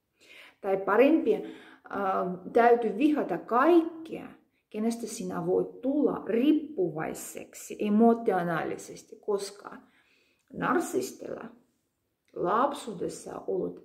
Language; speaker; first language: Finnish; non-native, fluent; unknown